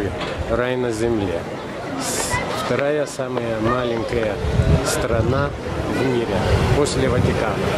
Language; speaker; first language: Russian; non-native, fluent; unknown